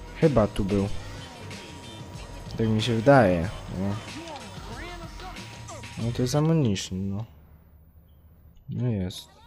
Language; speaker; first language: Polish; native; Polish